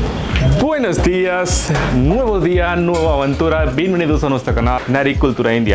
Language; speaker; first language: Spanish; non-native, fluent; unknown